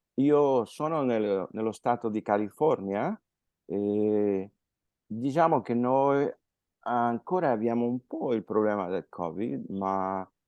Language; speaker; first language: Italian; non-native, fluent; Spanish